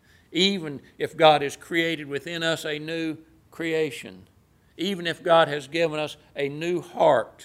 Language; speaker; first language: English; native; English